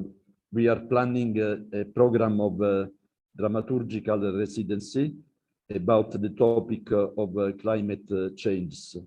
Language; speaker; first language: English; non-native, learner; Italian